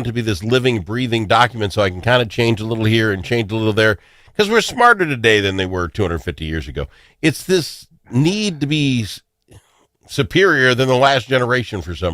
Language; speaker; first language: English; native; English